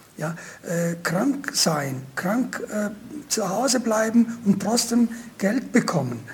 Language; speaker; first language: German; non-native, fluent; Italian